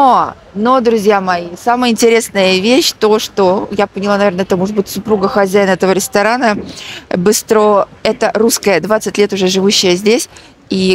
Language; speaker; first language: Russian; native; Russian